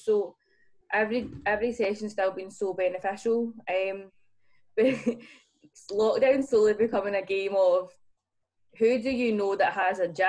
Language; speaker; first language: English; native; English